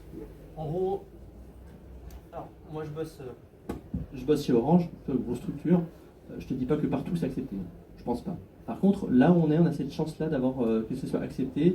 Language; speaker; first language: French; native; French